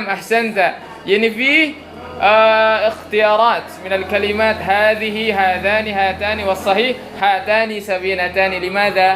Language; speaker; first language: Arabic; non-native, fluent; Indonesian